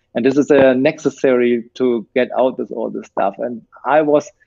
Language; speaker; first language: English; non-native, fluent; German